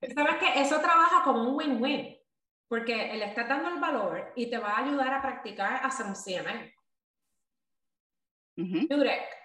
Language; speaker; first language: Spanish; native; Spanish